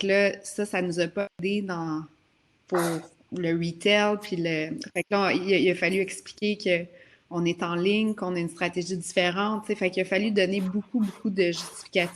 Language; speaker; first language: French; native; French